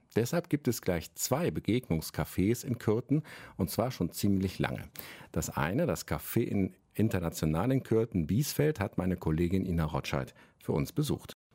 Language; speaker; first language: German; native; German